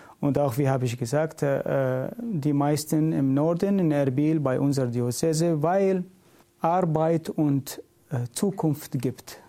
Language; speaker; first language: German; non-native, learner; Syriac